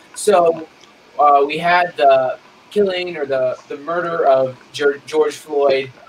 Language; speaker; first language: English; native; English